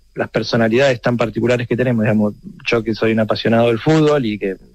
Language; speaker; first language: Spanish; native; Spanish